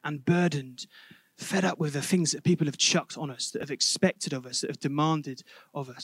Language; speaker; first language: English; native; English